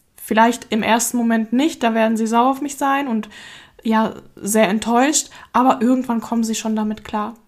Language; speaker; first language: German; early bilingual, other home language; Russian